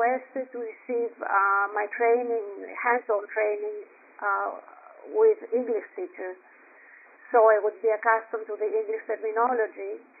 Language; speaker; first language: English; non-native, fluent; Greek